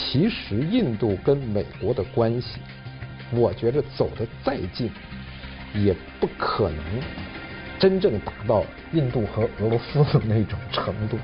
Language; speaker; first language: Chinese; native; Chinese